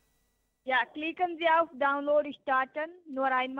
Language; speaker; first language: German; non-native, learner; Hindi